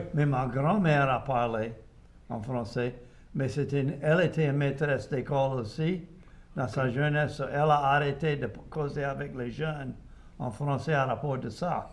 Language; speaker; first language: French; non-native, local second language; English